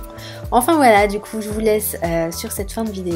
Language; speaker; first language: French; native; French